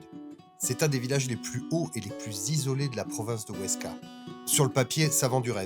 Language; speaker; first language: French; native; French